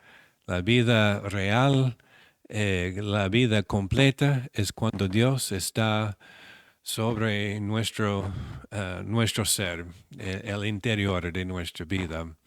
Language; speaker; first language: Spanish; non-native, fluent; English